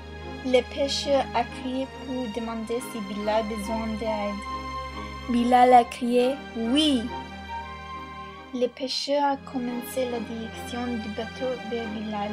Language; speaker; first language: French; non-native, learner; English